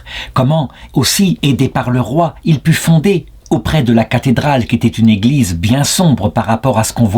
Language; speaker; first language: French; native; French